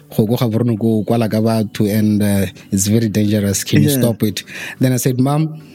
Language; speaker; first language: English; non-native, local second language; Tswana